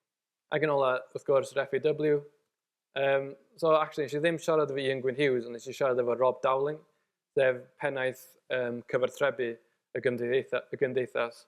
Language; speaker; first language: Welsh; native; Welsh